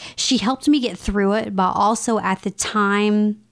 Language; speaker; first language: English; native; English